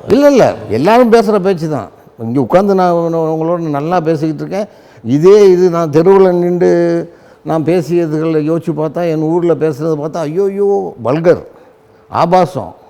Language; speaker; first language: Tamil; native; Tamil